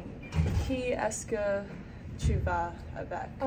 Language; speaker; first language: French; non-native, learner; English